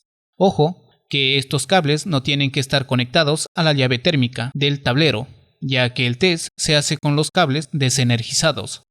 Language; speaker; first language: Spanish; native; Spanish